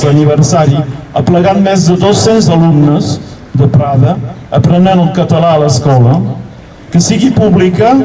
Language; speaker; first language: Catalan; non-native, local second language; French